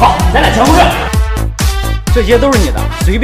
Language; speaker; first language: Chinese; native; Chinese